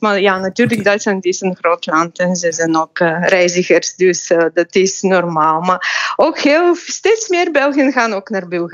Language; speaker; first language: Dutch; non-native, fluent; Bulgarian